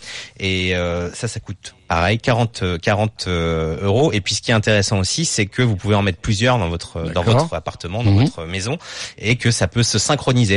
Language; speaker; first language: French; native; French